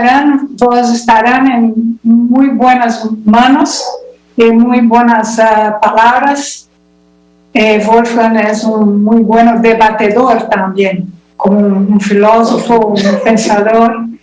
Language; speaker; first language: Spanish; non-native, learner; Portuguese